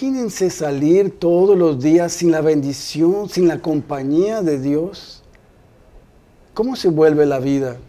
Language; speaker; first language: Spanish; native; Spanish